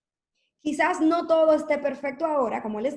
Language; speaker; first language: Spanish; native; Spanish